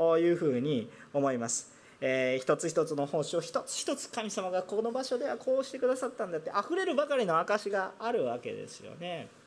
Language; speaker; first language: Japanese; non-native, fluent; Korean